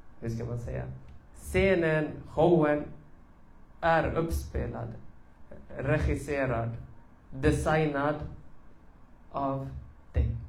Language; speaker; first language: Swedish; early bilingual, other home language; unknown